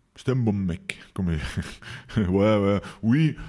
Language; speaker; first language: French; native; French